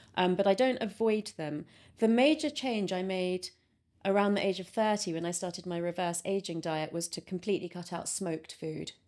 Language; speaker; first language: English; native; English